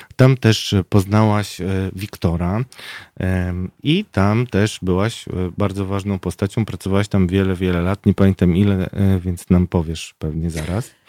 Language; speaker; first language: Polish; native; Polish